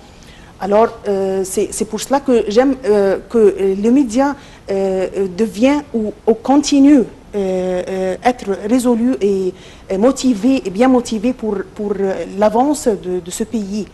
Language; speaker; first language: French; non-native, local second language; Arabic